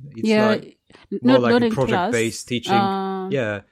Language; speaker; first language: English; non-native, fluent; Polish